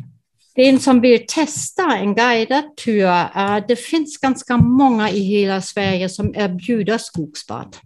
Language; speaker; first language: Swedish; non-native, fluent; German